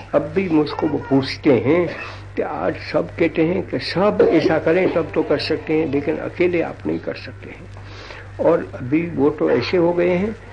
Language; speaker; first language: Hindi; non-native, local second language; Gujarati